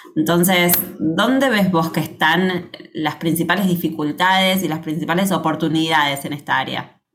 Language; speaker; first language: Spanish; native; Spanish